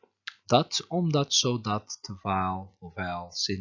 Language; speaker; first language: Dutch; non-native, fluent; Turkish